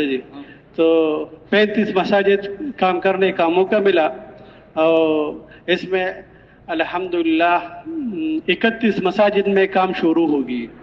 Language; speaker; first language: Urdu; non-native, local second language; Pashto